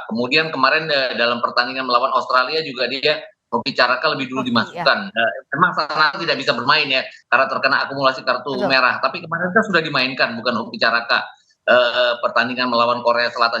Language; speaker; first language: Indonesian; native; Indonesian